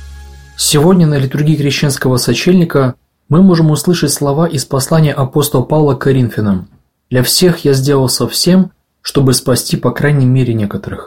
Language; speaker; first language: Russian; native; Russian